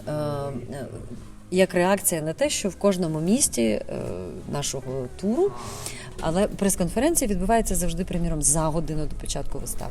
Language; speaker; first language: Ukrainian; non-native, local second language; Russian